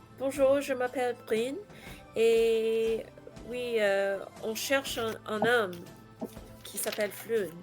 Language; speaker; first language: French; non-native, learner; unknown